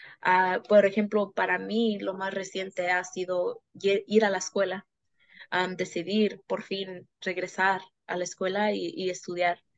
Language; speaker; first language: Spanish; early bilingual, heritage; Spanish